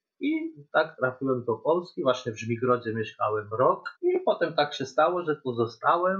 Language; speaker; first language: Polish; non-native, fluent; Georgian